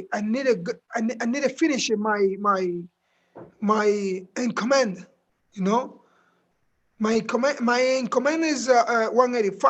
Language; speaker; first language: English; non-native, learner; Spanish